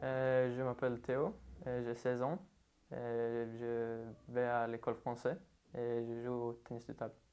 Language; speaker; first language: French; non-native, learner; Swedish